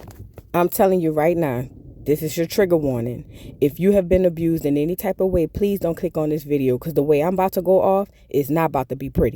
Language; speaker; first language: English; native; English